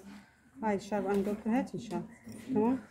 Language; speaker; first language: Arabic; native; Arabic